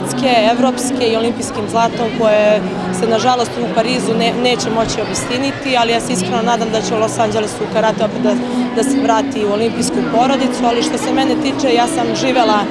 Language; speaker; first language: Serbian; native; Serbian